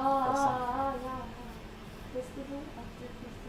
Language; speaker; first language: English; non-native, learner; Japanese